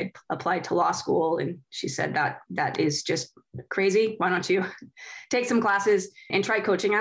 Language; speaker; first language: English; native; English